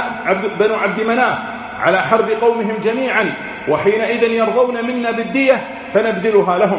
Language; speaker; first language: Arabic; native; Arabic